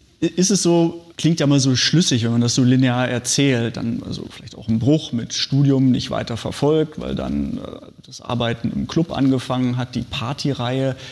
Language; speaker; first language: German; native; German